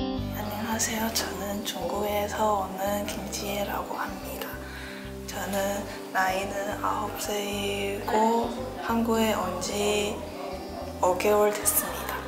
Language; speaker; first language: Korean; non-native, learner; Chinese